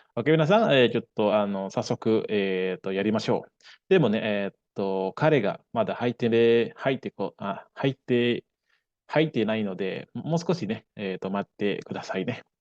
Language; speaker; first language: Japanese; non-native, fluent; Indonesian